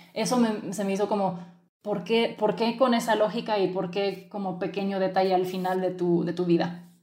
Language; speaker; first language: Spanish; early bilingual, other home language; French